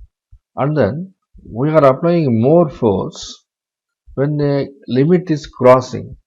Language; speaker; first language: English; non-native, local second language; Tamil